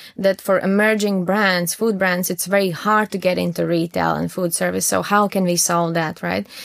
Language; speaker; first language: English; non-native, fluent; Latvian